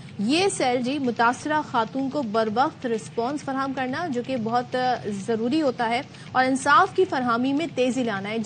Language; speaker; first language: Urdu; native; Urdu